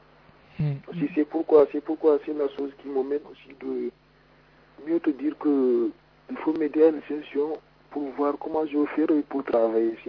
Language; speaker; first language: French; non-native, local second language; Wolof